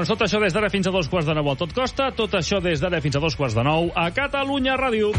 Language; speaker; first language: Catalan; native; Catalan